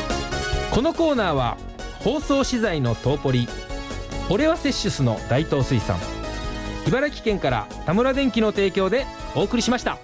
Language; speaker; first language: Japanese; native; Japanese